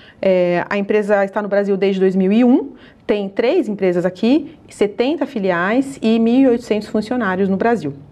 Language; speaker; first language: Portuguese; native; Portuguese